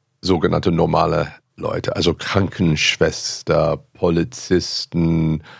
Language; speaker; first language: German; non-native, fluent; English